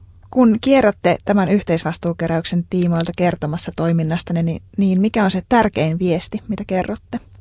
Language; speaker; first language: Finnish; native; Finnish